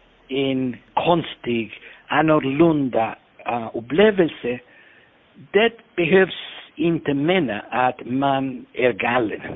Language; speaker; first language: Swedish; non-native, fluent; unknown